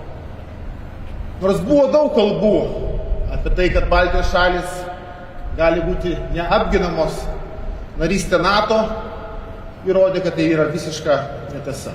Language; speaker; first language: Lithuanian; native; Lithuanian